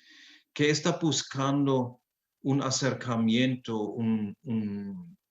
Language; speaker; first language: Spanish; non-native, fluent; German